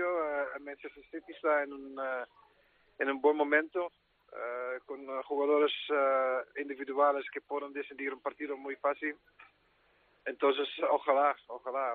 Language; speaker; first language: Spanish; non-native, fluent; Dutch